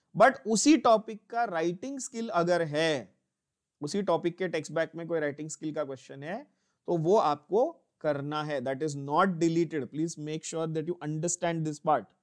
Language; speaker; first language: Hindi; native; Hindi